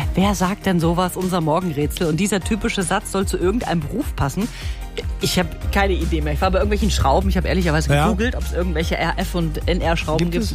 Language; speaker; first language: German; native; German